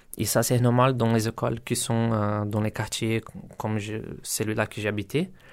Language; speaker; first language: French; non-native, learner; Portuguese